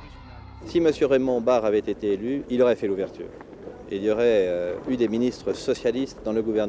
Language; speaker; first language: French; native; French